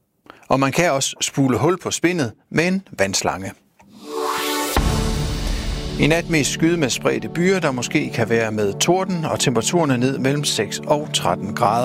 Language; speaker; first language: Danish; native; Danish